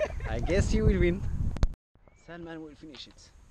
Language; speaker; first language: English; non-native, learner; Arabic